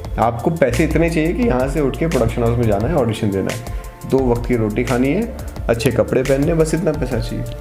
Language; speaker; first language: Hindi; native; Hindi